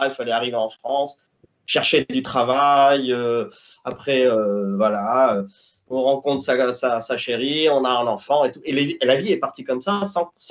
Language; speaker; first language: French; native; French